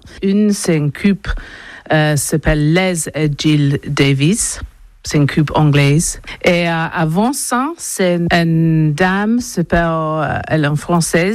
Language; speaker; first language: French; non-native, learner; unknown